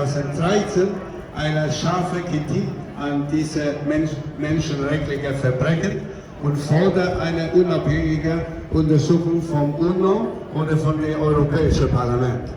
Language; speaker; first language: German; non-native, fluent; Cantonese